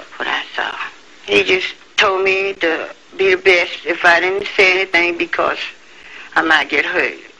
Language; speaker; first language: English; native; English